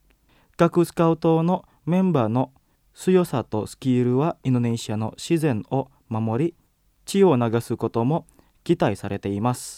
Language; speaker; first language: Japanese; non-native, fluent; Indonesian